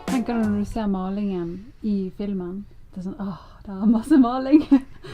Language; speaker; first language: Norwegian; native; Norwegian